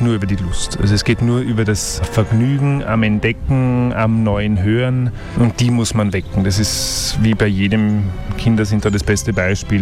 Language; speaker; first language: German; native; German